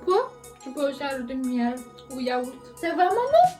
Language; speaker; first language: French; non-native, learner; Chinese